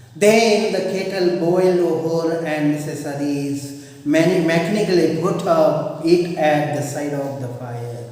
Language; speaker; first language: English; non-native, local second language; Marathi